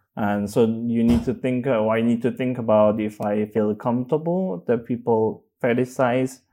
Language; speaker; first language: English; non-native, fluent; Korean